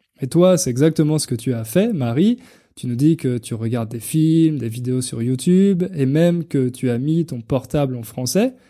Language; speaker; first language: French; native; French